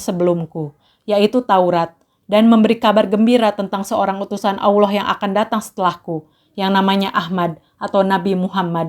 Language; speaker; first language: Indonesian; native; Indonesian